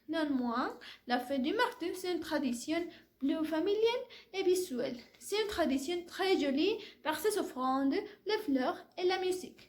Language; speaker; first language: French; non-native, learner; Spanish